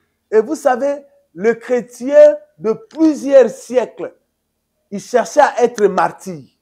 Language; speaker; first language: French; non-native, local second language; Lingala